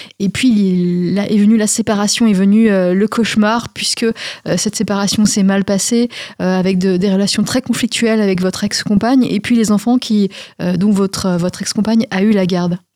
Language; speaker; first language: French; native; French